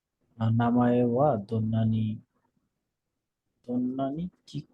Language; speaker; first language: Japanese; non-native, learner; Bangla